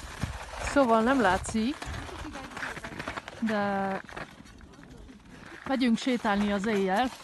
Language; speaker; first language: Hungarian; early bilingual, heritage; Hungarian